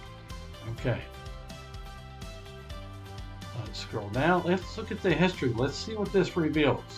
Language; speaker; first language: English; native; English